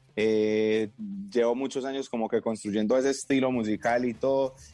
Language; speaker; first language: Spanish; native; Spanish